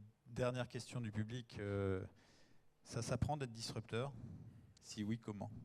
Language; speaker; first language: French; native; French